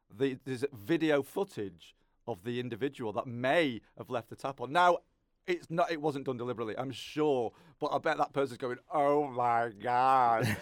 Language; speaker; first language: English; native; English